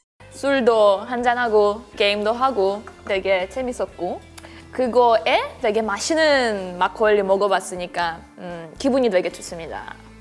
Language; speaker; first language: Korean; non-native, fluent; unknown